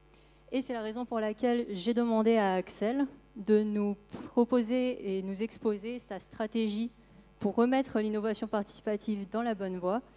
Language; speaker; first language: French; native; French